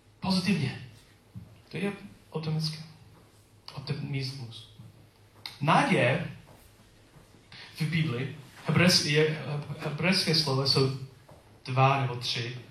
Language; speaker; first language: Czech; non-native, learner; English